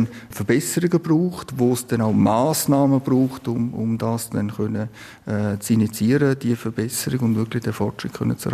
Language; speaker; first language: German; native; German